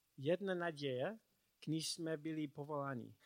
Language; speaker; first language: Czech; non-native, learner; English